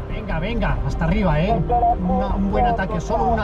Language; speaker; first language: Spanish; native; Spanish